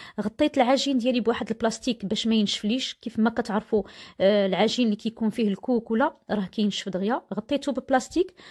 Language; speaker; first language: Arabic; native; Arabic